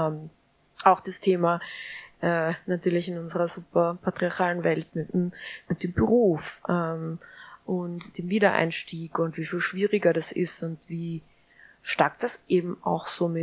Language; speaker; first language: German; native; German